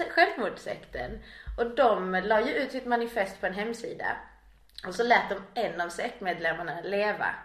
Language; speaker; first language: Swedish; native; Swedish